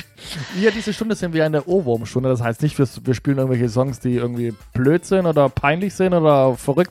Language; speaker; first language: German; native; German